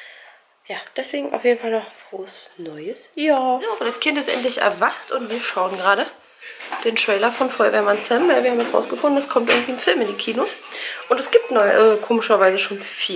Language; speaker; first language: German; native; German